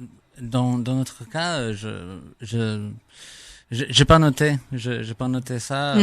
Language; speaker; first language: French; non-native, learner; English